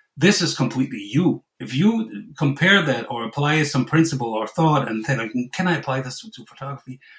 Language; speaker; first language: English; non-native, fluent; German